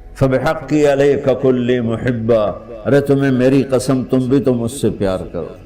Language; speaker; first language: Urdu; non-native, local second language; Punjabi